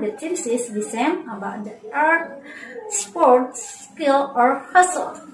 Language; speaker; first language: English; non-native, learner; Indonesian